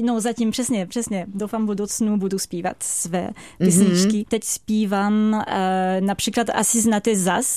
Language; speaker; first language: Czech; non-native, fluent; French